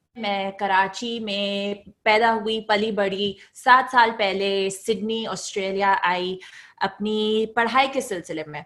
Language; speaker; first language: Urdu; native; Urdu